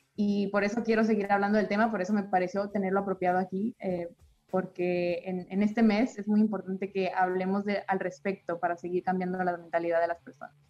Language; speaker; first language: Spanish; native; Spanish